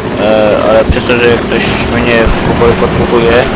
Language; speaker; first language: Polish; native; Polish